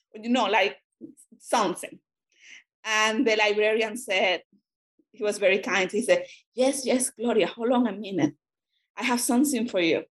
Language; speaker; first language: English; non-native, fluent; Spanish